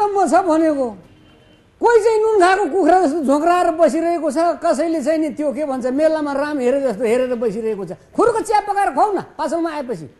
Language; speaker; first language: Nepali; native; Nepali